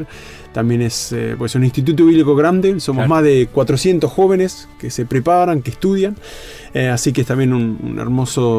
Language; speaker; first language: Spanish; native; Spanish